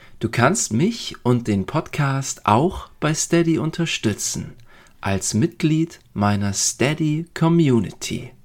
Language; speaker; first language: German; native; German